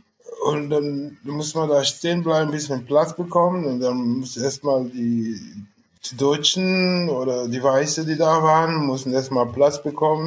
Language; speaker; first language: German; non-native, fluent; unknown